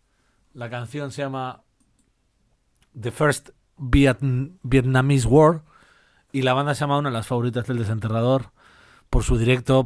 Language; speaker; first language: Spanish; native; Spanish